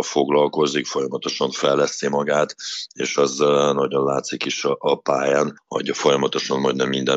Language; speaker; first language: Hungarian; non-native, fluent; Russian